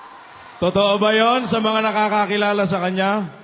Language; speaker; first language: Filipino; native; Filipino